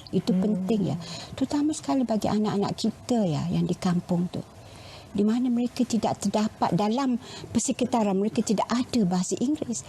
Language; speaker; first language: Malay; native; Malay